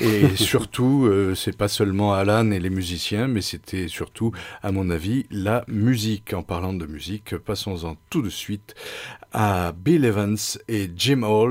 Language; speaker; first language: French; native; French